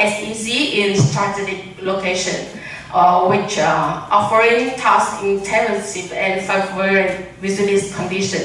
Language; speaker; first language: English; non-native, learner; Vietnamese